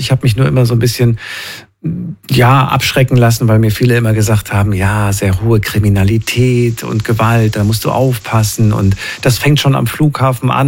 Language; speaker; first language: German; native; German